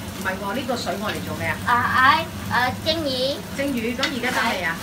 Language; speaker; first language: Cantonese; native; Cantonese